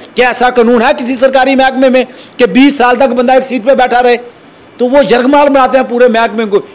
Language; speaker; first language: Urdu; native; Urdu